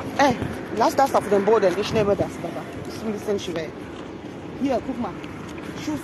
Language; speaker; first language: German; non-native, fluent; French